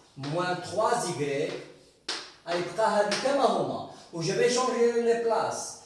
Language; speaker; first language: French; non-native, local second language; Arabic